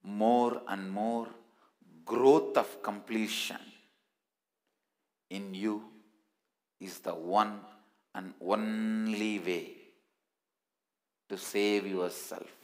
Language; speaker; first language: English; non-native, local second language; Tamil